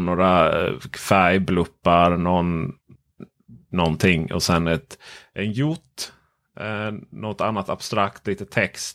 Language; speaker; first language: Swedish; native; Swedish